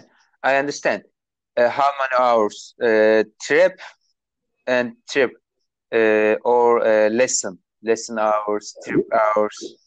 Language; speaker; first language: English; non-native, learner; Turkish